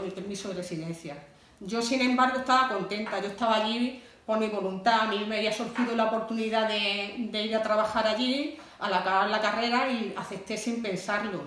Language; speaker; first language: Spanish; native; Spanish